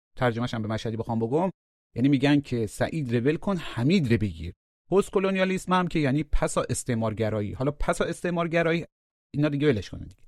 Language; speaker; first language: Persian; native; Persian